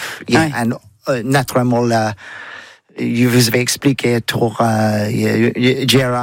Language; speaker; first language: French; non-native, learner; English